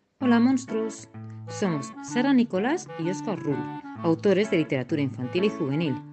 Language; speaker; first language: Spanish; native; Spanish